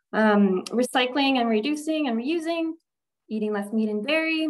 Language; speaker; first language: English; native; English